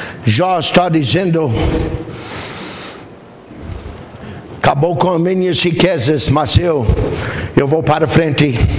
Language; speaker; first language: Portuguese; non-native, fluent; English